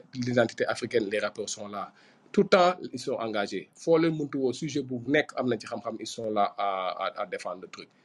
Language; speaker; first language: French; non-native, local second language; Fula